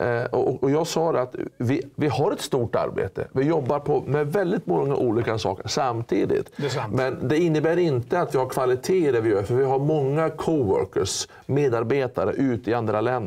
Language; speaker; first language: Swedish; native; Swedish